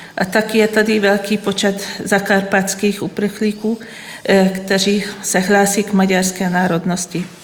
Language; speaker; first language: Czech; non-native, fluent; Hungarian